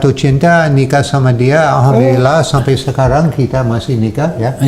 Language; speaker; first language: Indonesian; non-native, fluent; English